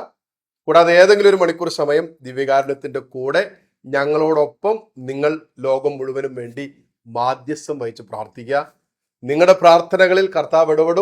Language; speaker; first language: Malayalam; native; Malayalam